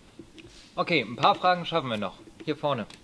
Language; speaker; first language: German; native; German